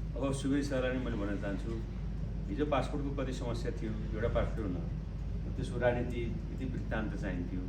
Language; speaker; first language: Nepali; native; Nepali